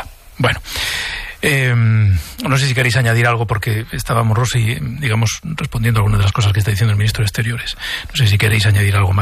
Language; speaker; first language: Spanish; native; Spanish